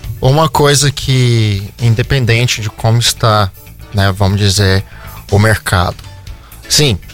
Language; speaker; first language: Portuguese; early bilingual, heritage; Portuguese